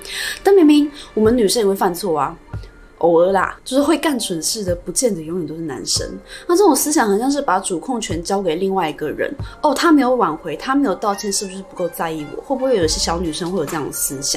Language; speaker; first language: Chinese; native; Chinese